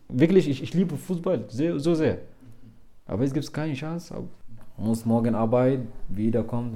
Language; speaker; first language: German; non-native, learner; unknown